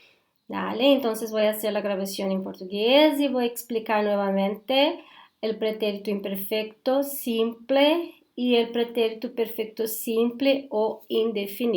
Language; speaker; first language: Spanish; non-native, fluent; Portuguese